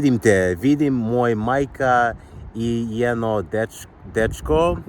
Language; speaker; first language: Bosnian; non-native, learner; English